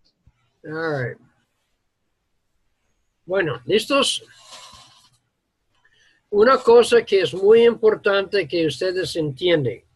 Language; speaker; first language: Spanish; non-native, learner; English